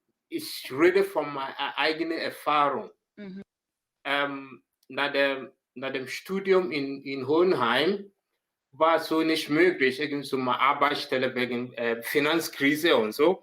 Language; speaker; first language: German; non-native, learner; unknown